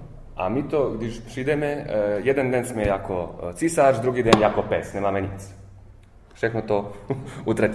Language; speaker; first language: Czech; early bilingual, heritage; Czech